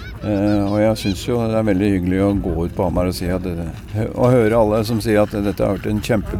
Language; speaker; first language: Norwegian; native; Norwegian